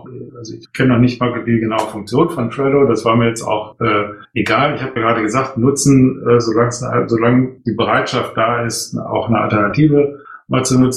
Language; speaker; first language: German; native; German